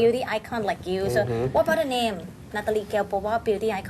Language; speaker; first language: English; non-native, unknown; Thai